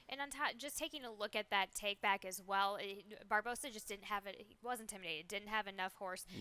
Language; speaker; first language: English; native; English